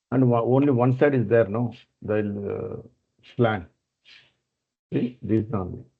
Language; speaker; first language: English; non-native, learner; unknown